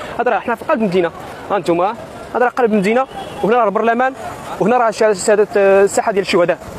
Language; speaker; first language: Arabic; native; Arabic